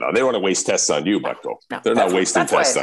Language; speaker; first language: English; native; English